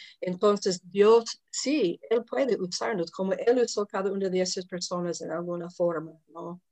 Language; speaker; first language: Spanish; non-native, fluent; English